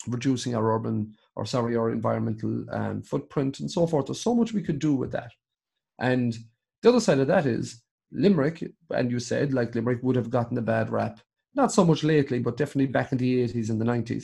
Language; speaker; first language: English; native; English